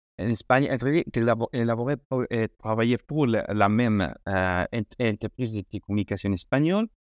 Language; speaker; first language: French; non-native, learner; Spanish